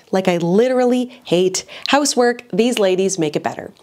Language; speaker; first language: English; native; English